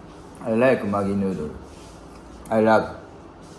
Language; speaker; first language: English; non-native, learner; Japanese